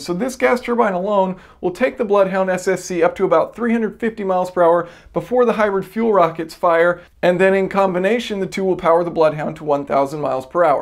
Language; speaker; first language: English; native; English